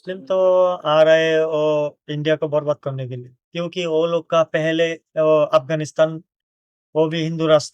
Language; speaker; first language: Hindi; non-native, learner; Bangla